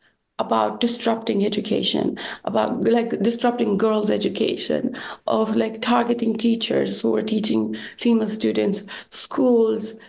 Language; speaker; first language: English; non-native, fluent; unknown